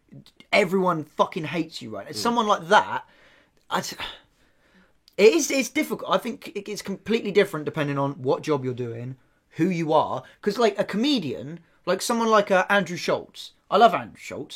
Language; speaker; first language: English; native; English